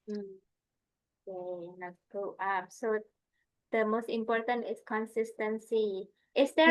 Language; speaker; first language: English; non-native, fluent; Indonesian